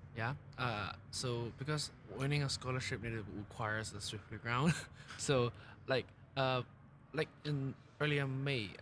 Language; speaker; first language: English; non-native, local second language; Cantonese